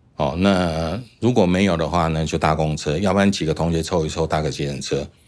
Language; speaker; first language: Chinese; native; Chinese